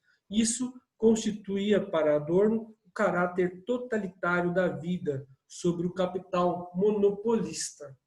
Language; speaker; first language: Portuguese; native; Portuguese